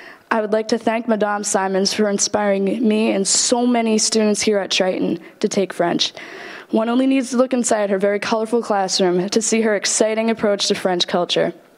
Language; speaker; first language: English; native; English